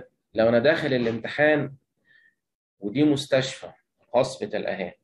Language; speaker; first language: Arabic; native; Arabic